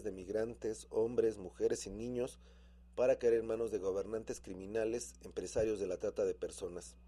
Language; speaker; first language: Spanish; native; Spanish